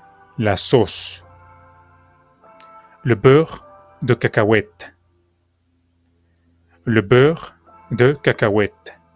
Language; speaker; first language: French; non-native, fluent; Spanish